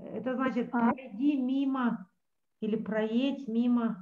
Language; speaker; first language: Russian; native; Russian